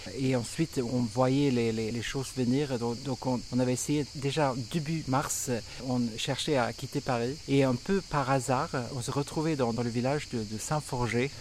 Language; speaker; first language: French; non-native, fluent; Swedish